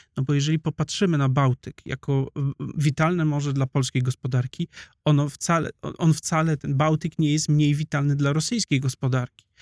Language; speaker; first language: Polish; native; Polish